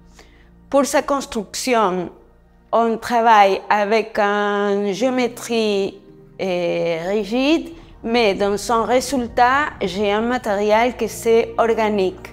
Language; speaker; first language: French; non-native, fluent; Spanish